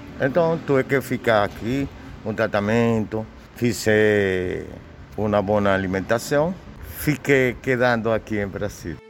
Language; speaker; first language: Portuguese; non-native, learner; Spanish